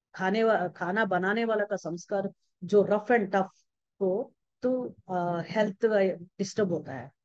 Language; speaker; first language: Hindi; non-native, local second language; Telugu